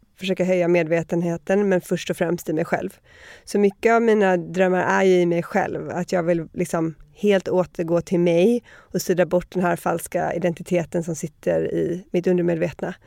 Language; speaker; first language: Swedish; early bilingual, heritage; Swedish